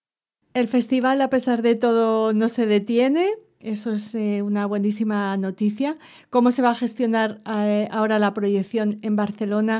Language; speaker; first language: Spanish; native; Spanish